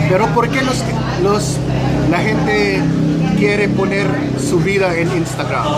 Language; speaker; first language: Spanish; non-native, fluent; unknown